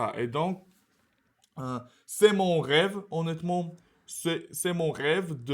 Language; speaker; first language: French; non-native, learner; Russian